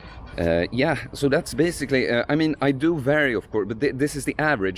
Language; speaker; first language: English; non-native, fluent; Swedish